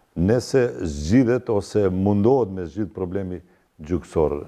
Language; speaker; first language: Albanian; non-native, local second language; Bosnian